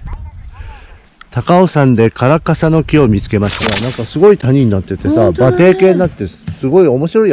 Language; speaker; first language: Japanese; native; Japanese